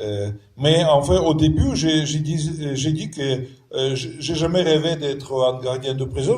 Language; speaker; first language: French; non-native, fluent; Russian